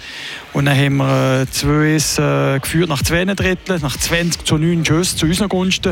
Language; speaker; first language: German; native; German